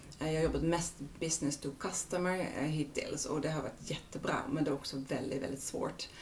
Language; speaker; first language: Swedish; non-native, fluent; Dutch